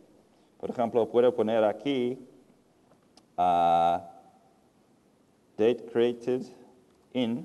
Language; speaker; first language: Spanish; non-native, fluent; English